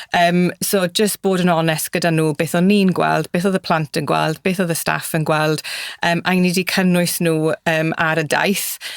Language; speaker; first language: Welsh; native; Welsh